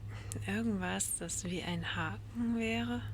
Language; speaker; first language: German; native; German